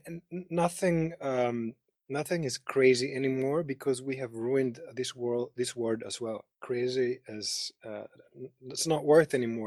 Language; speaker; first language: English; non-native, fluent; Greek